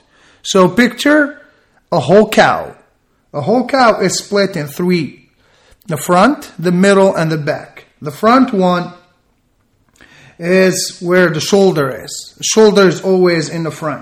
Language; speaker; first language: English; non-native, fluent; Arabic